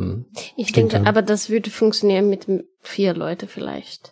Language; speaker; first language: German; non-native, fluent; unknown